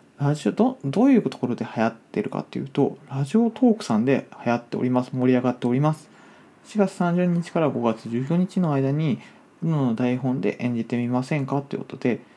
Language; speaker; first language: Japanese; native; Japanese